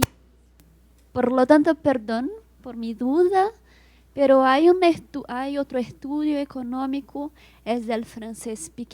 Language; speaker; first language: Spanish; non-native, learner; Portuguese